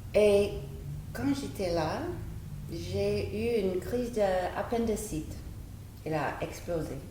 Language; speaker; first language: French; non-native, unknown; English